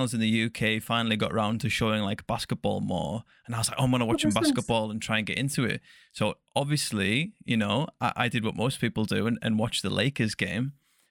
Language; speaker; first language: English; native; English